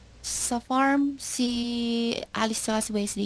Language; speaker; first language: Filipino; non-native, learner; Chinese